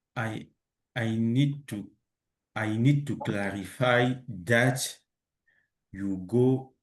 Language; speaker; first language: English; non-native, learner; French